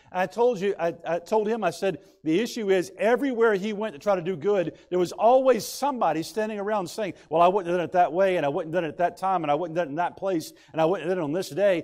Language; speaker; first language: English; native; English